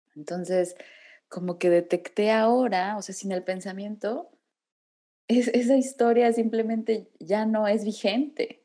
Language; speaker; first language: Spanish; native; Spanish